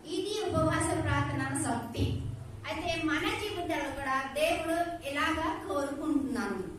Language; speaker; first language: Telugu; non-native, learner; Odia